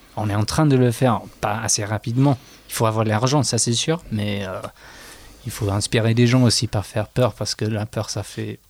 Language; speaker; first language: French; non-native, fluent; English